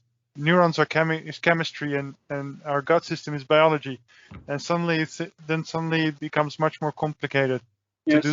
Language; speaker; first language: English; non-native, fluent; Dutch